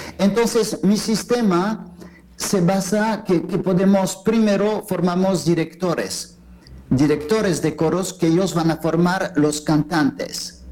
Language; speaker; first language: Spanish; non-native, fluent; French